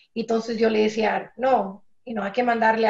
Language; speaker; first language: Spanish; early bilingual, heritage; Spanish